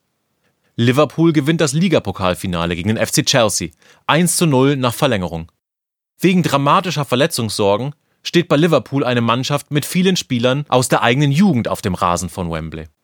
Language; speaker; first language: German; native; German